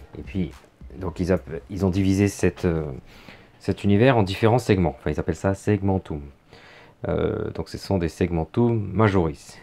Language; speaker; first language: French; native; French